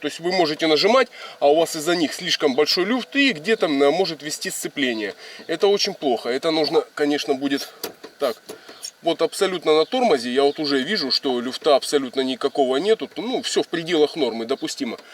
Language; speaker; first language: Russian; native; Russian